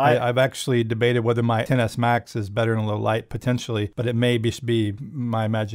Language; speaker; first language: English; native; English